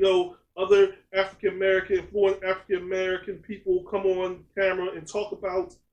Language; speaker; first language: English; native; English